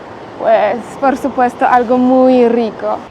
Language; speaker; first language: Spanish; non-native, learner; Polish